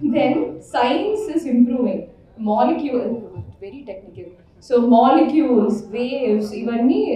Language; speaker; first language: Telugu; non-native, fluent; Malayalam